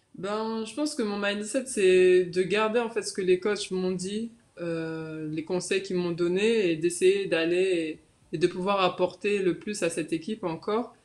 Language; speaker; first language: French; native; French